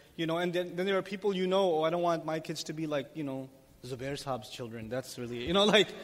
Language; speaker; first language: English; native; English